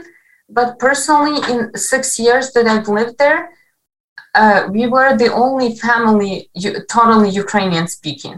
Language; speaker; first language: English; non-native, fluent; Ukrainian